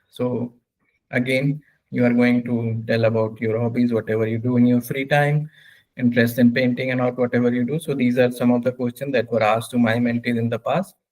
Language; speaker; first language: English; non-native, local second language; Hindi